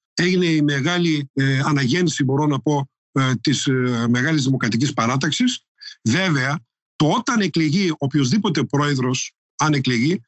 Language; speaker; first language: Greek; non-native, local second language; Turkish